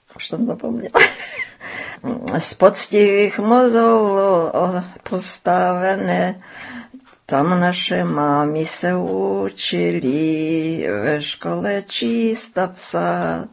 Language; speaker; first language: Czech; early bilingual, heritage; Czech